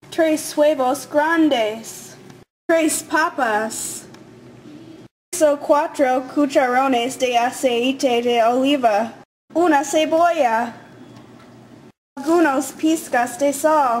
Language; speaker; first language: Spanish; non-native, learner; English